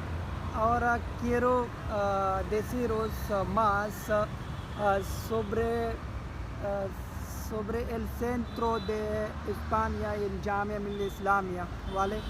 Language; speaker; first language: Spanish; non-native, learner; Urdu